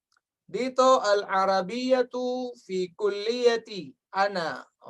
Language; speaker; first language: Arabic; non-native, fluent; Filipino